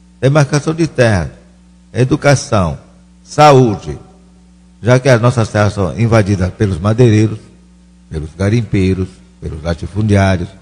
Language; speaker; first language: Portuguese; non-native, local second language; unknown